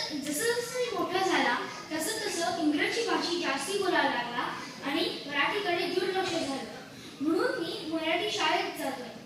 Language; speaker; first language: Marathi; early bilingual, heritage; Marathi